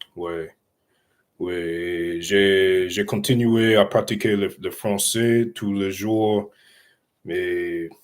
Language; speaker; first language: French; non-native, learner; English